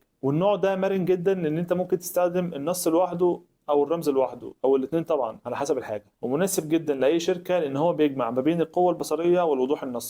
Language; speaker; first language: Arabic; native; Arabic